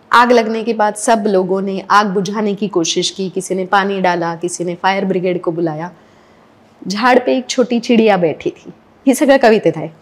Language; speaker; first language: Hindi; non-native, local second language; Marathi